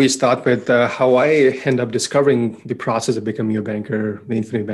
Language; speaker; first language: English; non-native, local second language; Punjabi